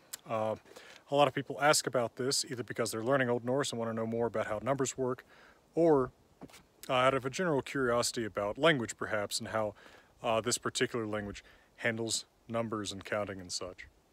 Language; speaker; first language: English; native; English